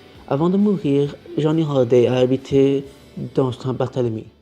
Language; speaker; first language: French; non-native, learner; English